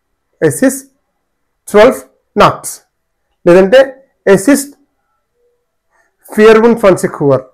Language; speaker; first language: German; non-native, fluent; Telugu